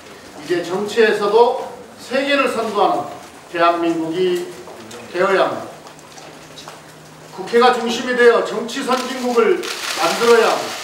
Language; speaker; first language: Korean; native; Korean